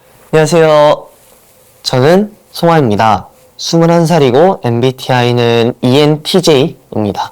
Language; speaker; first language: Korean; non-native, fluent; Japanese